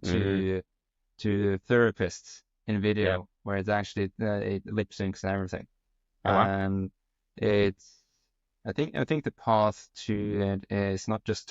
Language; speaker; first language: English; non-native, fluent; Norwegian